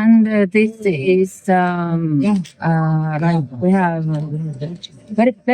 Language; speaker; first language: English; non-native, fluent; Estonian